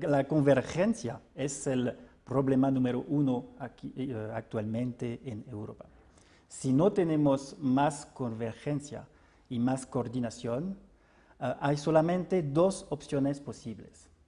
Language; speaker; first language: Spanish; non-native, fluent; French